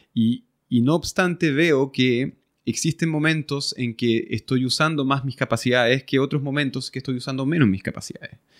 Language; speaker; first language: Spanish; early bilingual, other home language; French